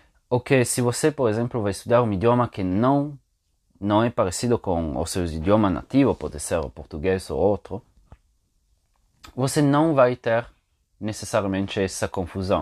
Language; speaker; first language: Portuguese; non-native, fluent; Italian